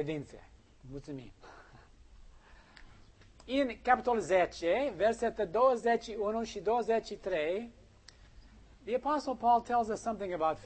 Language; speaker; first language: Romanian; non-native, learner; English